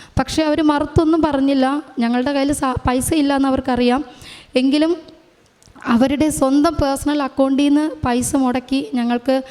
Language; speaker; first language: Malayalam; native; Malayalam